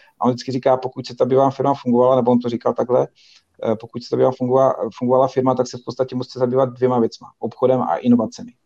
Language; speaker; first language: Czech; native; Czech